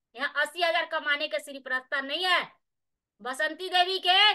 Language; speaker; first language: Hindi; native; Hindi